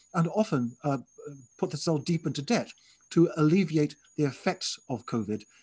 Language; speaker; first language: English; native; English